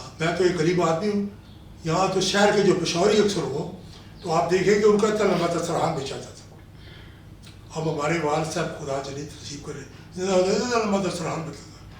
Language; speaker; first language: Urdu; non-native, local second language; Northern Hindko